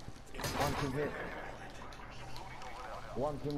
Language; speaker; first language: English; non-native, learner; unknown